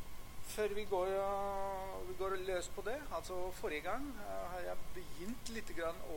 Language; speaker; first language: Norwegian; non-native, fluent; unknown